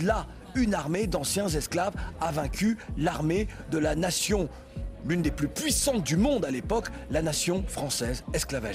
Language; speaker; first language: French; native; French